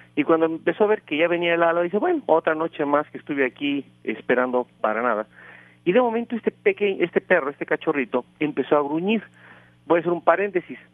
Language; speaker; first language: Spanish; native; Spanish